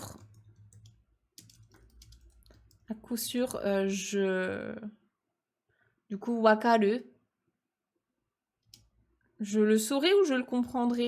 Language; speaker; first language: French; native; French